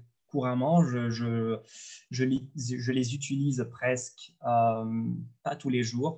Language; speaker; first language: French; non-native, local second language; Arabic